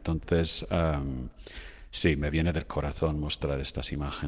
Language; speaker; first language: Spanish; non-native, fluent; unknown